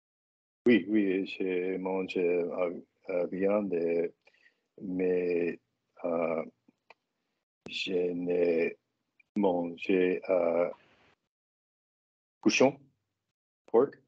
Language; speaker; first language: French; non-native, learner; English